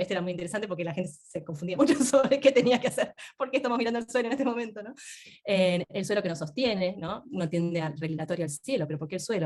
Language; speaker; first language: Spanish; native; Spanish